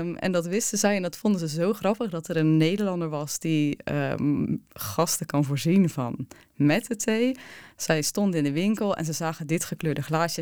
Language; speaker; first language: Dutch; native; Dutch